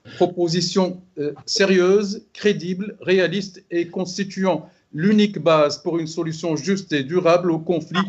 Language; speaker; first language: French; non-native, local second language; Arabic